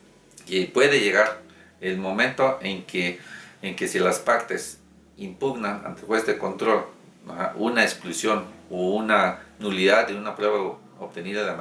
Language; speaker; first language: Spanish; native; Spanish